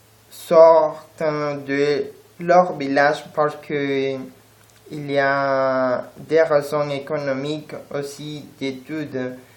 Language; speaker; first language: French; non-native, learner; Spanish